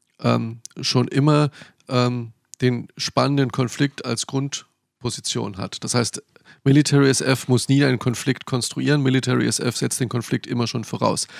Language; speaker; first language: German; native; German